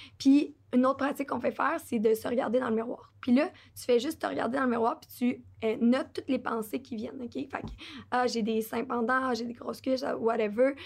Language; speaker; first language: French; native; French